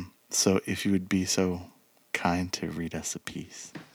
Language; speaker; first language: English; early bilingual, other home language; Spanish